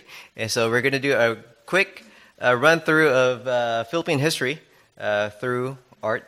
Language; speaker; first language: English; non-native, local second language; Filipino